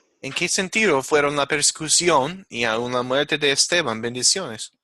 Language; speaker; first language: Spanish; non-native, fluent; English